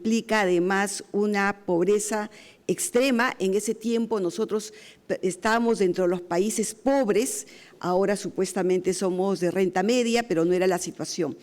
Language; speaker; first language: Spanish; native; Spanish